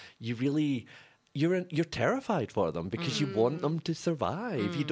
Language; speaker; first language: English; native; English